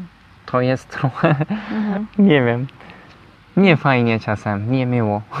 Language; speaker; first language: Polish; non-native, learner; Turkish